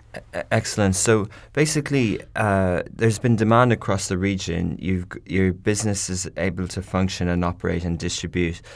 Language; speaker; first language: English; native; English